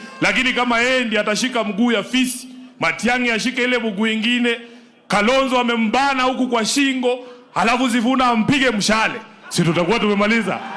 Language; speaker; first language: Swahili; non-native, local second language; Luyia